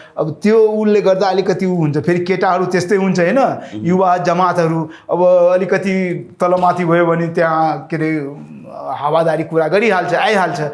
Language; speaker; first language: Nepali; non-native, local second language; Rana Tharu